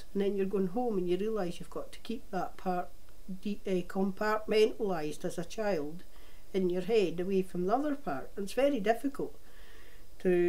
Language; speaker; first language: English; native; English